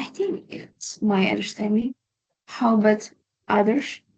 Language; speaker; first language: English; non-native, learner; Indonesian